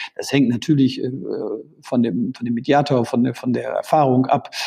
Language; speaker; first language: German; native; German